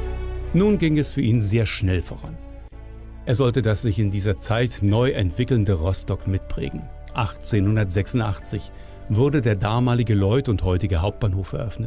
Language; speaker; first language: German; native; German